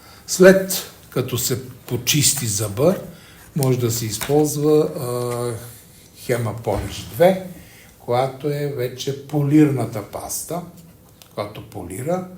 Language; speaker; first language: Bulgarian; native; Bulgarian